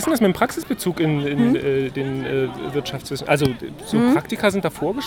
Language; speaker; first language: German; native; German